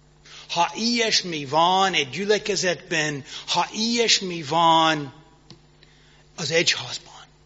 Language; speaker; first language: Hungarian; non-native, fluent; English